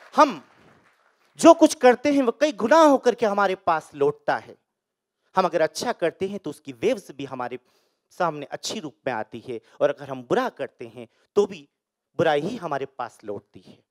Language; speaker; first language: Hindi; native; Hindi